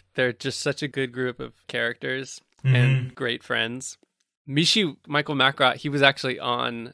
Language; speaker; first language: English; native; English